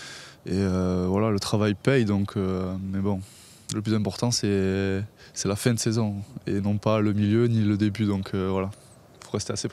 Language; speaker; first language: French; native; French